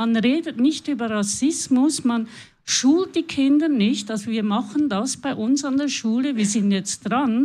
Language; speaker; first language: German; native; German